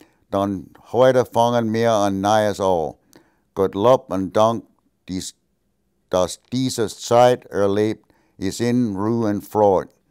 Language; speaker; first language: German; early bilingual, heritage; German